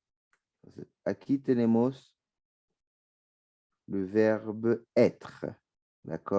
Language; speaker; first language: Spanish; non-native, fluent; French